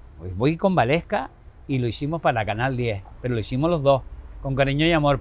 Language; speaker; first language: Spanish; native; Spanish